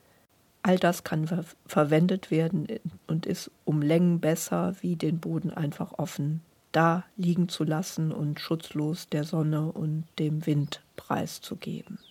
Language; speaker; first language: German; native; German